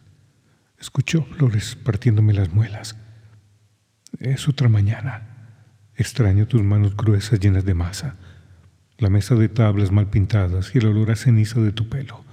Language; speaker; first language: Spanish; native; Spanish